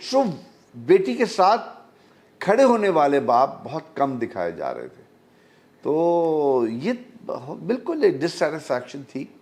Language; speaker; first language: Urdu; native; Urdu